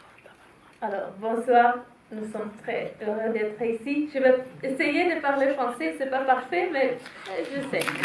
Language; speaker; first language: French; non-native, fluent; Finnish